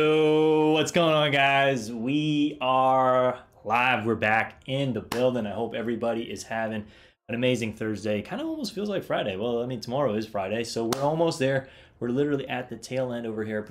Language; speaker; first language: English; native; English